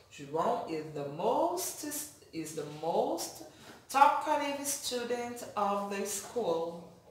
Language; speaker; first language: English; non-native, fluent; Portuguese